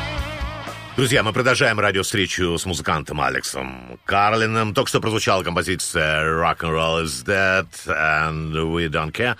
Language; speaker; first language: Russian; native; Russian